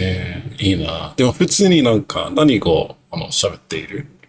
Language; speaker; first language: Japanese; non-native, learner; English